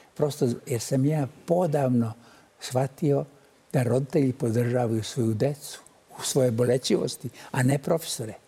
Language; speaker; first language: Bosnian; native; Bosnian